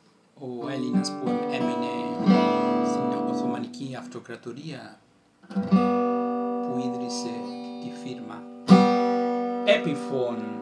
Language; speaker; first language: Greek; non-native, fluent; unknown